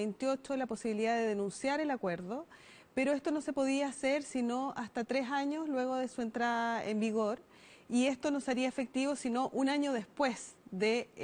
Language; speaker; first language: Spanish; native; Spanish